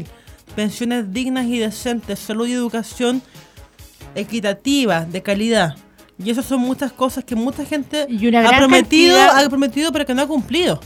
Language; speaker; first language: Spanish; native; Spanish